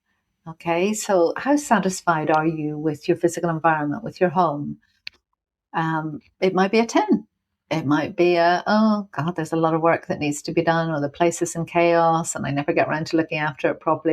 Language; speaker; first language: English; native; English